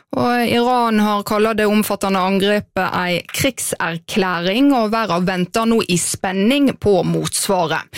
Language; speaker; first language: Norwegian; native; Norwegian